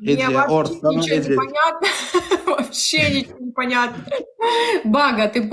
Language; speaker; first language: Russian; native; Russian